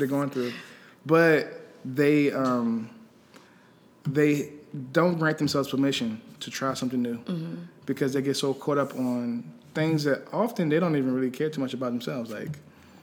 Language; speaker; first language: English; native; English